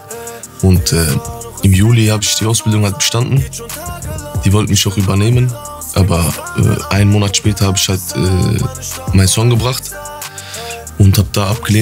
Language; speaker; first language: German; early bilingual, other home language; Turkish